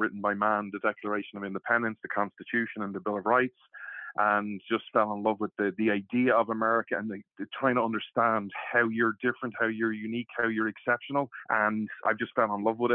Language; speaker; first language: English; native; English